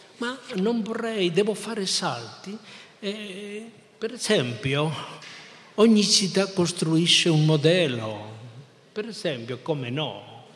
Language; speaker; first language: Italian; non-native, fluent; Spanish